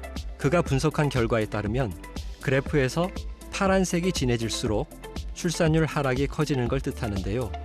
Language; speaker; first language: Korean; native; Korean